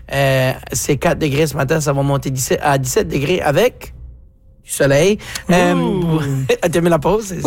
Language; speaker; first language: French; native; French